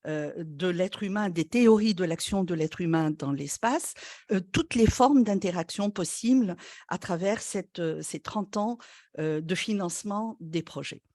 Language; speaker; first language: French; non-native, local second language; Arabic